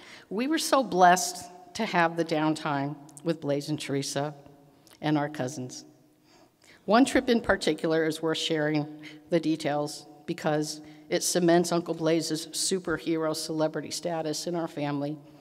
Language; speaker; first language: English; native; English